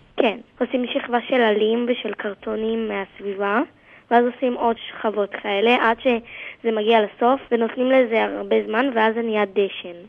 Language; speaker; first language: Hebrew; native; Hebrew